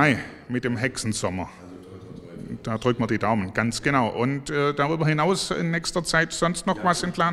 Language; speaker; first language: German; native; German